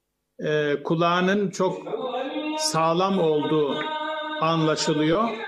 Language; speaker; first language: Turkish; native; Turkish